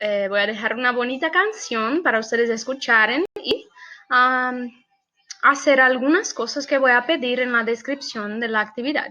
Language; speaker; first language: Spanish; non-native, fluent; Portuguese